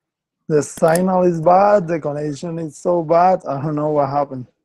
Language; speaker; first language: English; non-native, learner; Spanish